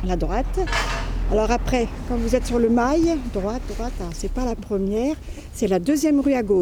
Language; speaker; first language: French; native; French